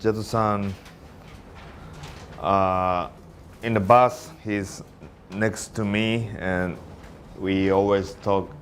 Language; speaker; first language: English; non-native, learner; Japanese